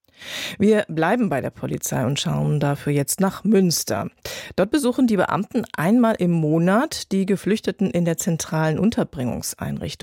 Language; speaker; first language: German; native; German